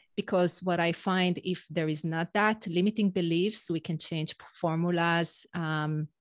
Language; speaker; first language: English; non-native, fluent; Hebrew